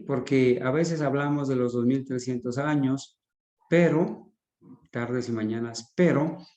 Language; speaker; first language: Spanish; native; Spanish